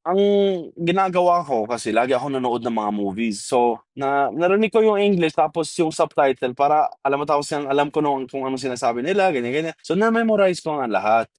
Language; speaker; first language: Filipino; non-native, fluent; Arabic